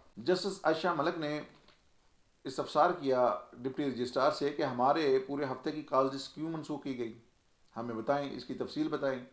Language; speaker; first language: Urdu; non-native, local second language; Punjabi